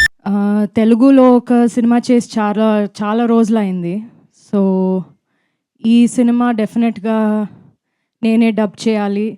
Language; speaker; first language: Telugu; non-native, fluent; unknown